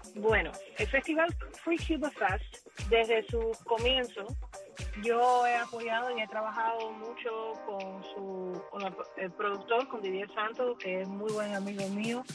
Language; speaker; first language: Spanish; early bilingual, other home language; English